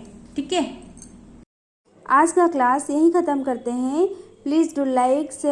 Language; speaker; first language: Hindi; non-native, local second language; Odia